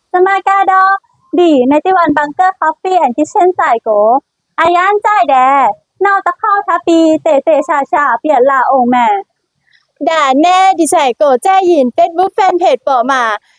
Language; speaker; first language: Burmese; non-native, learner; Thai